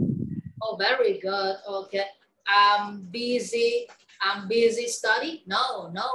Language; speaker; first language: English; non-native, learner; Vietnamese